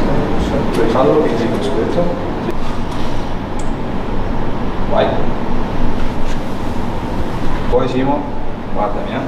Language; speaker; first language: Italian; native; Italian